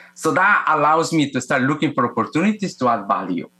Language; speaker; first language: English; non-native, fluent; Spanish